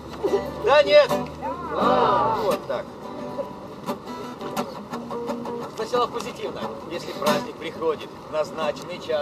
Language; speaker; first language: Russian; native; Russian